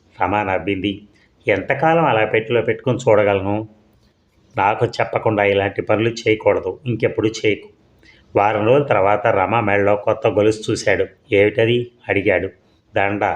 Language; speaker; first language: Telugu; native; Telugu